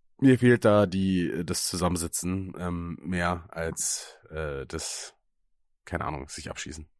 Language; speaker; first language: German; native; German